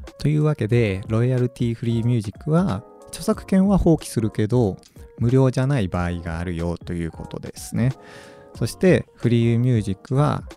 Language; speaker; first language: Japanese; native; Japanese